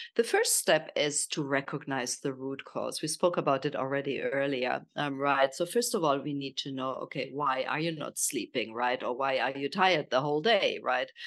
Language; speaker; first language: English; non-native, fluent; German